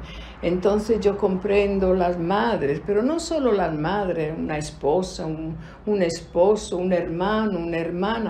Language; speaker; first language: Spanish; non-native, fluent; Italian